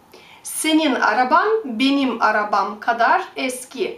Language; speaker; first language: Turkish; non-native, fluent; Russian